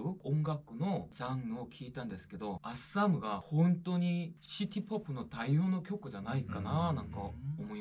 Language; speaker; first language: Japanese; non-native, learner; Korean